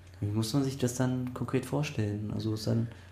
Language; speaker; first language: German; native; German